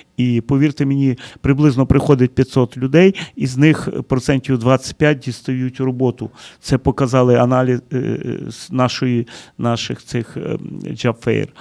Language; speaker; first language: Ukrainian; early bilingual, heritage; Ukrainian